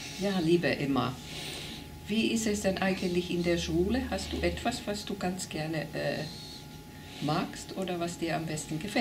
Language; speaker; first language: German; non-native, fluent; Finnish